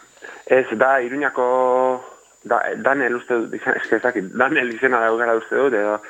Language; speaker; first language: Basque; native; Basque